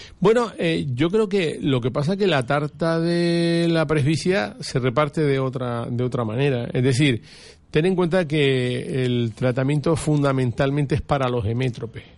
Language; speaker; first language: Spanish; native; Spanish